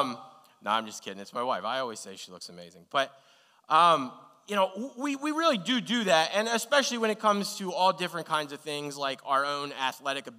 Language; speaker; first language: English; native; English